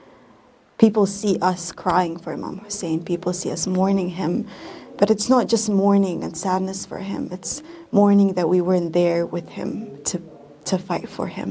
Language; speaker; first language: English; non-native, fluent; Bosnian